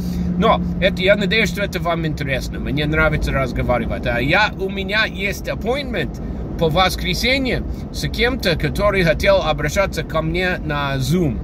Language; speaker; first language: Russian; non-native, fluent; English